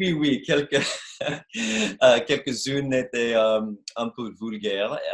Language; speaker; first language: French; non-native, fluent; English